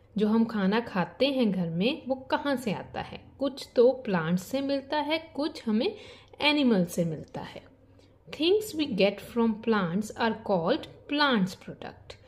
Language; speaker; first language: Hindi; native; Hindi